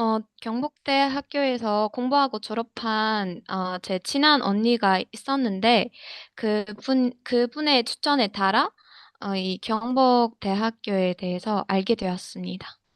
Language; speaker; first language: Korean; non-native, fluent; Uzbek